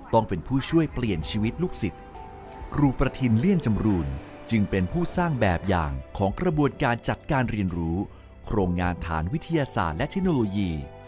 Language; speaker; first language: Thai; native; Thai